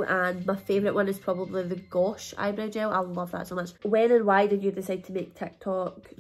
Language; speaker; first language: English; native; English